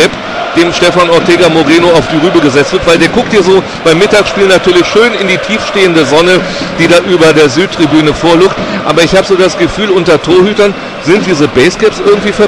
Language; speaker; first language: German; native; German